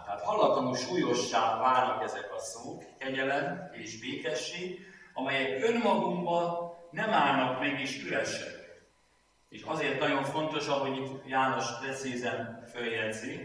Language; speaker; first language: Hungarian; native; Hungarian